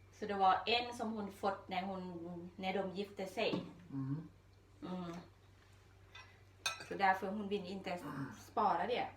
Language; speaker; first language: Swedish; non-native, learner; Thai